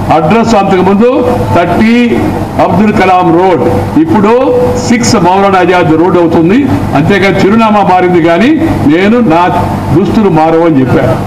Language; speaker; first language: Telugu; native; Telugu